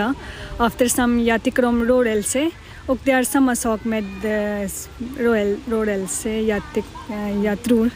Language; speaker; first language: Swedish; non-native, learner; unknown